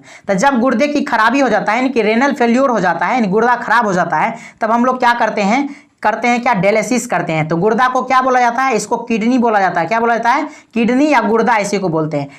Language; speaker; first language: Hindi; native; Hindi